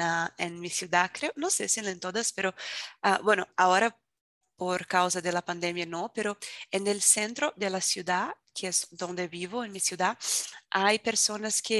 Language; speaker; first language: Spanish; non-native, fluent; Portuguese